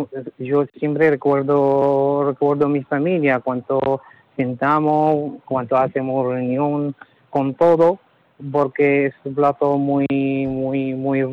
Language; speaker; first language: Spanish; non-native, learner; Arabic